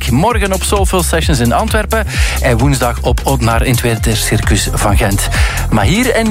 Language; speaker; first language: Dutch; native; Dutch